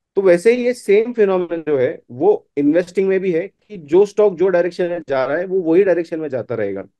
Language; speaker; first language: Hindi; non-native, local second language; Gujarati